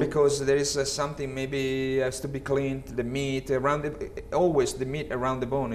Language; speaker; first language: English; non-native, learner; Italian